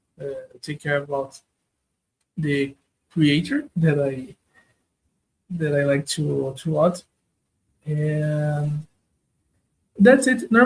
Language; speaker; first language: English; non-native, learner; Portuguese